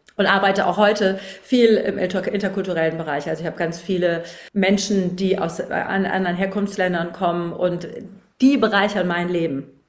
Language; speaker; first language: German; native; German